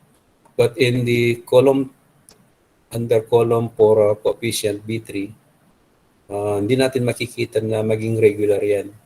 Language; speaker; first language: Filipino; native; Filipino